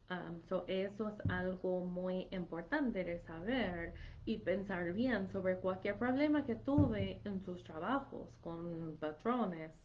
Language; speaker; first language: Spanish; non-native, fluent; English